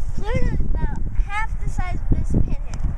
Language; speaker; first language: English; native; English